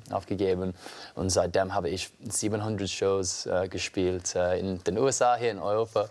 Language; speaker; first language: German; non-native, learner; English